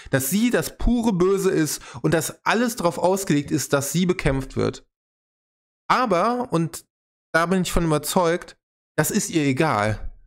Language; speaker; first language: German; native; German